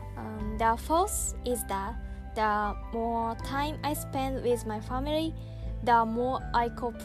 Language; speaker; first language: English; non-native, learner; Japanese